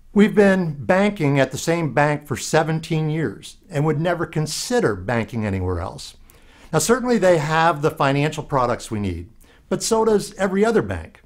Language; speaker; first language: English; native; English